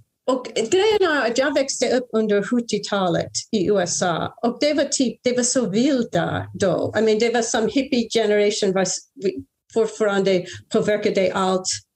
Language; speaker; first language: Swedish; non-native, fluent; English